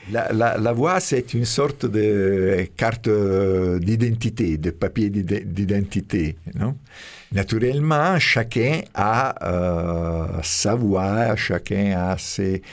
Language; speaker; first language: French; non-native, fluent; Italian